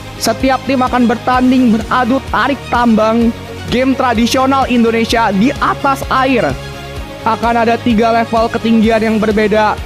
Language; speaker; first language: Indonesian; native; Indonesian